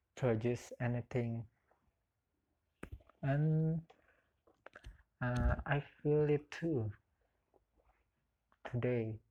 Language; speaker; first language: English; non-native, learner; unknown